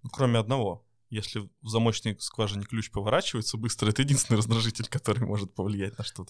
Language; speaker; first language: Russian; native; Russian